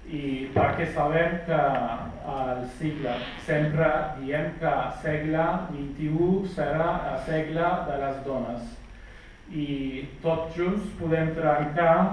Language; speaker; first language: Catalan; non-native, fluent; Kurdish